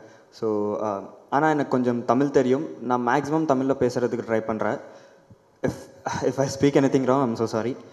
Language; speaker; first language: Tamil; non-native, learner; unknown